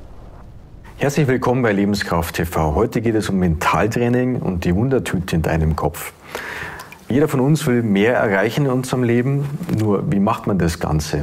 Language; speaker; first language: German; native; German